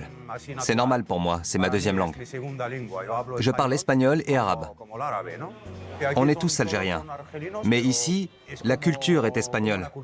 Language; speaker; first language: French; non-native, local second language; Arabic